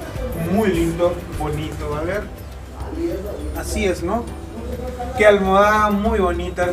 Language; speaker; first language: Spanish; non-native, fluent; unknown